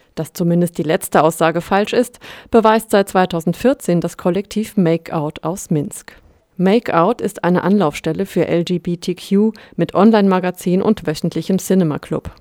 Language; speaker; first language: German; native; German